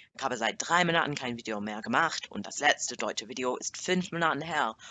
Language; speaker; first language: German; non-native, learner; English